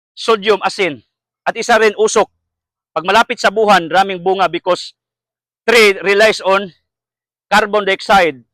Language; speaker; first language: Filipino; non-native, local second language; Cebuano